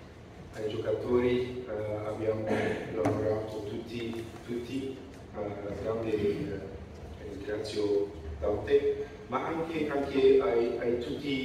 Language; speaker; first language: Italian; non-native, learner; Dutch